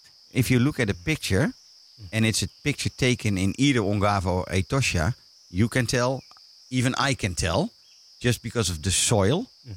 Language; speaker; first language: English; non-native, fluent; Dutch